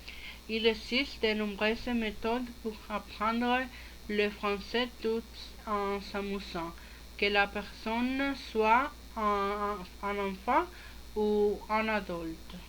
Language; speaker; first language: French; non-native, learner; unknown